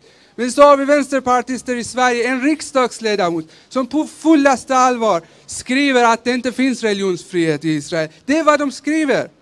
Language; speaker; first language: Swedish; early bilingual, other home language; Persian